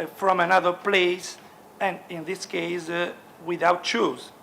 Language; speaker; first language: English; non-native, learner; Italian